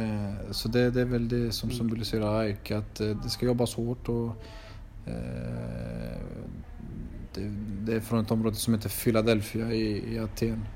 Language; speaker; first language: Swedish; early bilingual, other home language; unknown